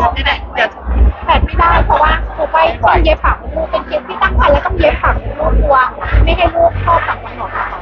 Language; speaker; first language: Thai; native; Thai